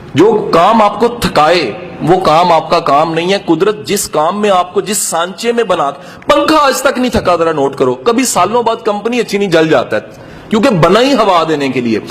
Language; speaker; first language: Urdu; non-native, local second language; Punjabi